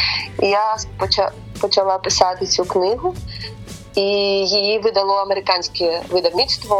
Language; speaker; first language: Ukrainian; non-native, local second language; Russian